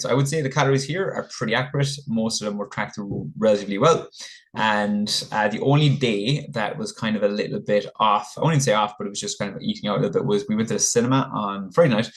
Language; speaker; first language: English; native; English